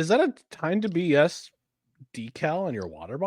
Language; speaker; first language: English; native; English